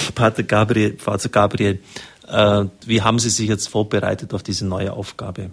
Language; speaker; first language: German; native; German